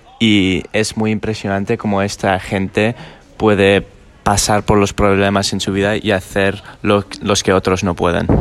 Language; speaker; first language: Spanish; non-native, learner; English